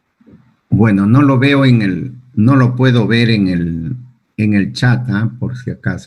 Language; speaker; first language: Spanish; native; Spanish